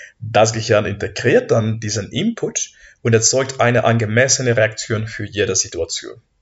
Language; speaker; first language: German; non-native, fluent; Spanish